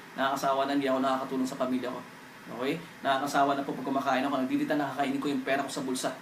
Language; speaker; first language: Filipino; native; Filipino